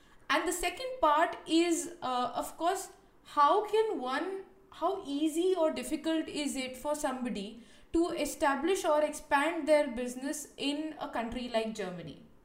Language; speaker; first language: English; non-native, local second language; Hindi